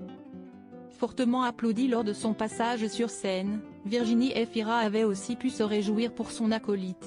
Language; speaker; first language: French; native; French